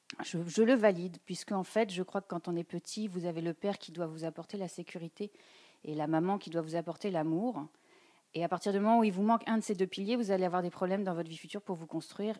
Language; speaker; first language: French; native; French